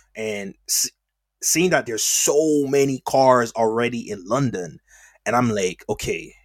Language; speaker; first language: English; native; English